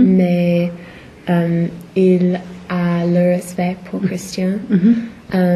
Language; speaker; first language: French; non-native, learner; English